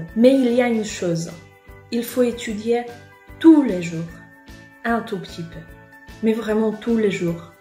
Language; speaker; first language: French; non-native, fluent; Polish